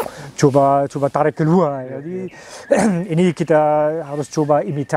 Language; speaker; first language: Indonesian; non-native, fluent; German